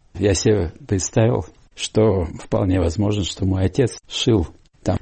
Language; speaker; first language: Russian; non-native, local second language; Hungarian